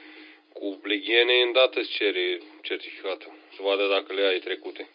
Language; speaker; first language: Romanian; native; Romanian